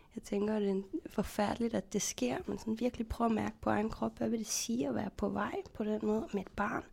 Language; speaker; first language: Danish; native; Danish